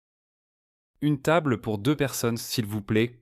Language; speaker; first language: French; native; French